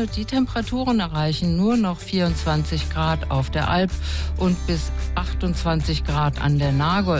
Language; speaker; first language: German; native; German